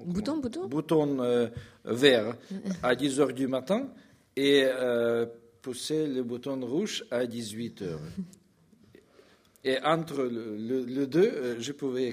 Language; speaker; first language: French; non-native, fluent; Russian